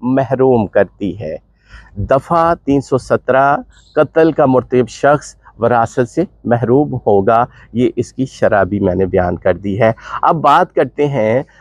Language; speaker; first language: Urdu; non-native, local second language; Punjabi